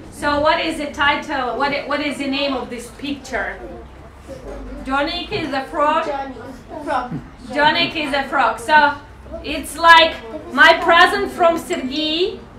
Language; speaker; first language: English; non-native, fluent; Ukrainian